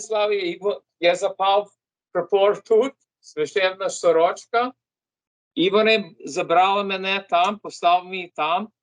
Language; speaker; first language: Ukrainian; early bilingual, heritage; English